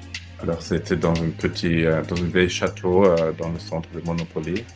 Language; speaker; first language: French; non-native, fluent; German